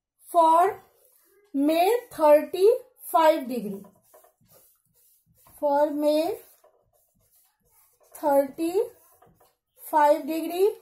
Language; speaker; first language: English; non-native, local second language; Hindi